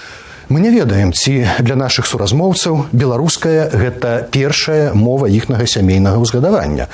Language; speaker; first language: Belarusian; native; Belarusian